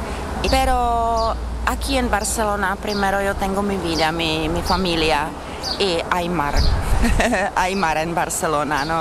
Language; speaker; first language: Spanish; non-native, fluent; Czech